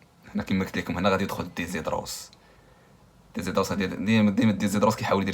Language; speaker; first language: Arabic; native; Arabic